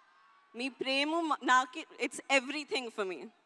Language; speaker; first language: Telugu; non-native, learner; Hindi